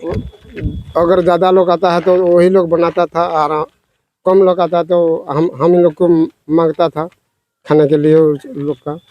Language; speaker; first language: Hindi; non-native, local second language; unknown